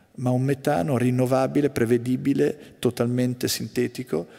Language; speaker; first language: Italian; native; Italian